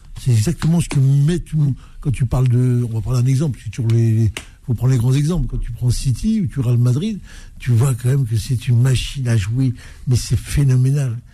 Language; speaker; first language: French; native; French